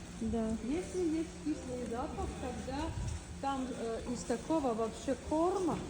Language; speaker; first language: Russian; non-native, local second language; Latvian